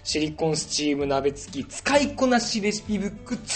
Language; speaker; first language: Japanese; native; Japanese